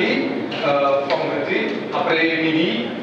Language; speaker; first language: French; non-native, learner; Indonesian